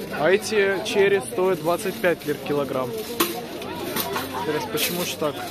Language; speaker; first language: Russian; early bilingual, heritage; Russian